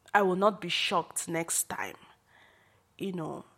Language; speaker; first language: English; non-native, local second language; Igbo